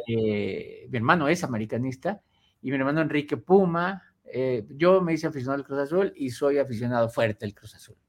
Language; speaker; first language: Spanish; native; Spanish